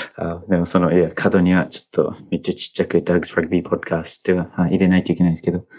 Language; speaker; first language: Japanese; non-native, fluent; English